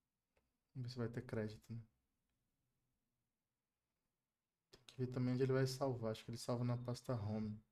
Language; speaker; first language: Portuguese; native; Portuguese